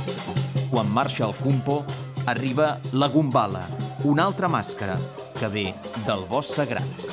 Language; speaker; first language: Catalan; native; Catalan